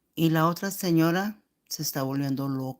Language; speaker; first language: Spanish; early bilingual, heritage; Spanish